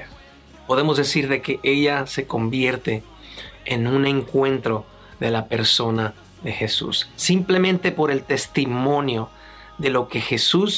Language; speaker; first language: Spanish; native; Spanish